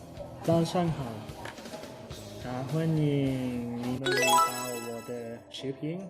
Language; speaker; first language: Chinese; non-native, learner; Lao